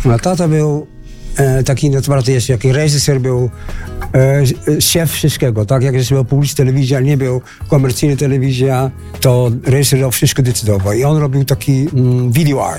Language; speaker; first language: Polish; non-native, learner; Dutch